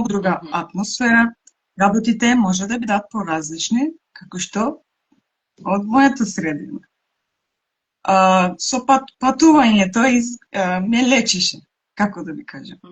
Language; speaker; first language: Macedonian; non-native, local second language; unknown